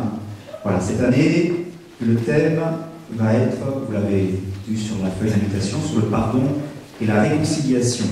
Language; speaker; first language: French; native; French